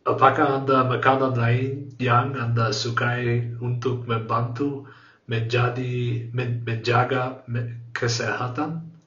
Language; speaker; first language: Indonesian; non-native, learner; English